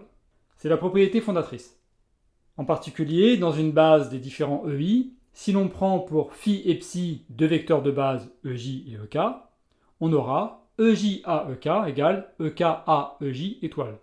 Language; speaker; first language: French; native; French